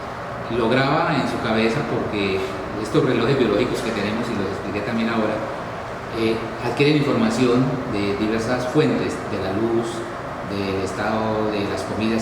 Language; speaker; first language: Spanish; native; Spanish